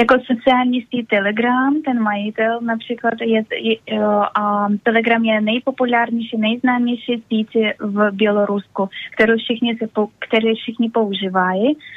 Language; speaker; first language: Czech; non-native, learner; Russian